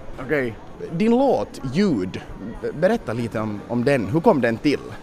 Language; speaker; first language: Swedish; native; Swedish